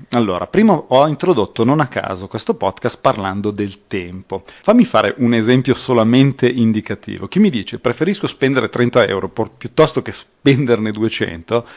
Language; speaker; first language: Italian; native; Italian